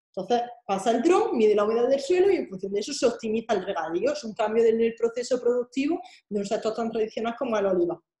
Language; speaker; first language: Spanish; native; Spanish